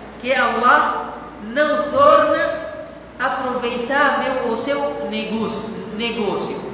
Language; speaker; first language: Portuguese; non-native, fluent; Arabic